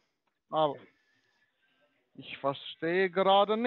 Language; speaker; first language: German; non-native, learner; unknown